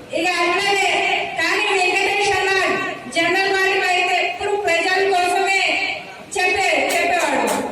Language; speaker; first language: Telugu; non-native, local second language; Hindi